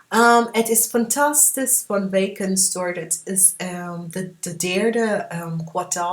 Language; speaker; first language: Dutch; non-native, fluent; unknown